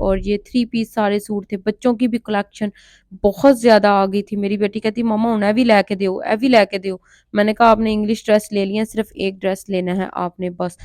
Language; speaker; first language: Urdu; non-native, local second language; Punjabi